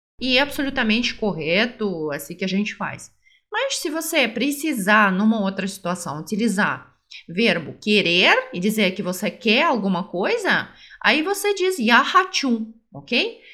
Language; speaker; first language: Portuguese; non-native, fluent; Russian